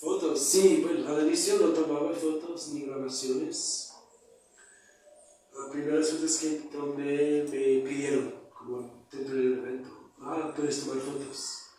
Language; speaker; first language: Spanish; non-native, fluent; English